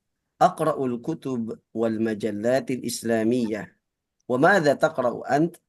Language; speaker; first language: Arabic; non-native, fluent; Indonesian